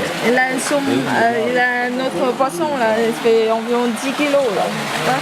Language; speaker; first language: French; non-native, fluent; Vietnamese